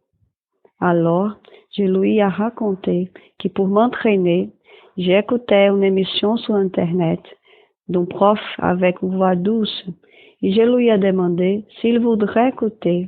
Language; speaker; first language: French; non-native, fluent; Portuguese